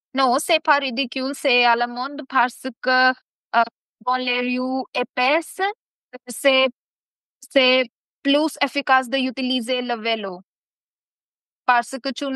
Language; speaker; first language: French; non-native, fluent; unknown